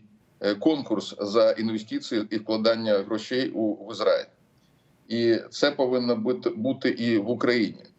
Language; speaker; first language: Ukrainian; non-native, local second language; Russian